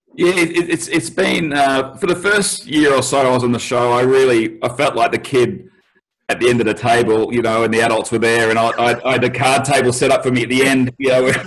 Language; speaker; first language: English; native; English